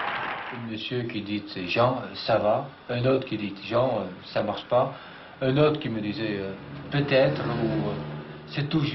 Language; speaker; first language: French; non-native, fluent; Dutch